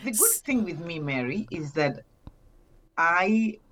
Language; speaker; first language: English; non-native, local second language; Swahili